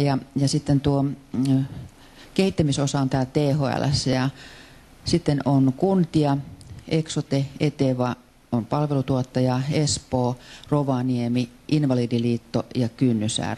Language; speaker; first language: Finnish; native; Finnish